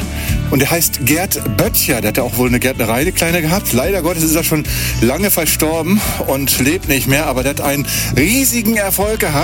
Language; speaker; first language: German; native; German